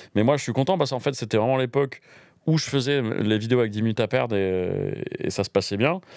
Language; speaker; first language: French; native; French